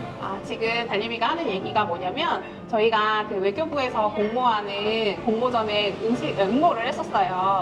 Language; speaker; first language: Korean; native; Korean